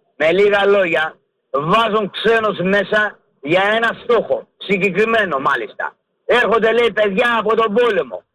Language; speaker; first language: Greek; early bilingual, heritage; Greek